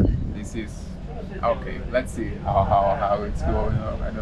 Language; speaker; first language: English; non-native, learner; Portuguese